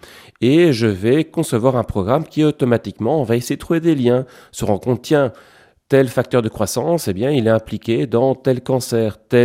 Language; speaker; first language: French; native; French